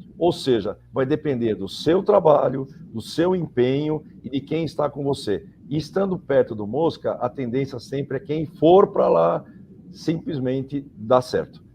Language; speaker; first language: Portuguese; native; Portuguese